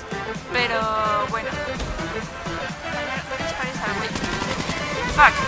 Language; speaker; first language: Spanish; native; Spanish